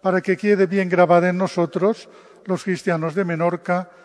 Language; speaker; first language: Spanish; non-native, local second language; Catalan